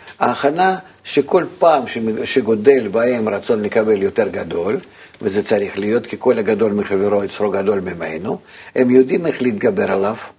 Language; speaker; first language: Hebrew; native; Hebrew